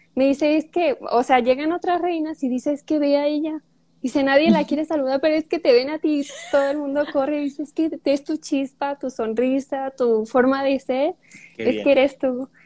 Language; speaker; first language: Spanish; native; Spanish